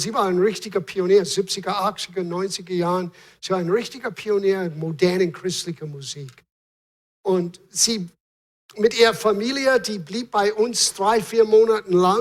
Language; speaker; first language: German; non-native, fluent; English